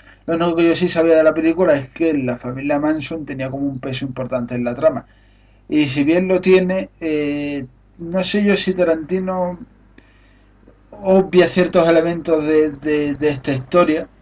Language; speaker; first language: Spanish; native; Spanish